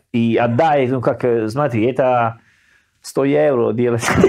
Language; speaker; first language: Russian; non-native, learner; Italian